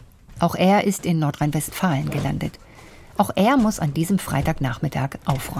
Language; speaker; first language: German; native; German